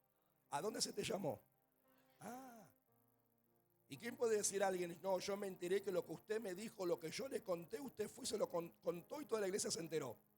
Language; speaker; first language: Spanish; native; Spanish